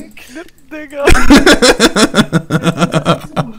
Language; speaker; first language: German; native; German